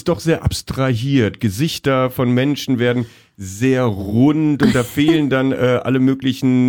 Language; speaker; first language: German; native; German